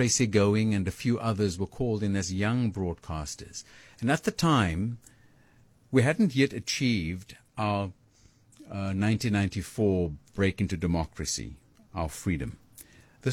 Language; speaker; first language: English; native; English